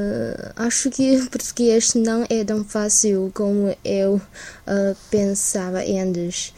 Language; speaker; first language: Portuguese; non-native, learner; Chinese